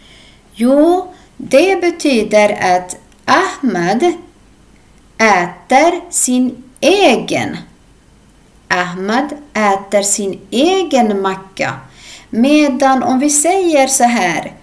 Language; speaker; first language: Swedish; non-native, fluent; Arabic